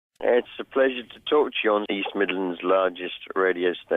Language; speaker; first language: English; native; English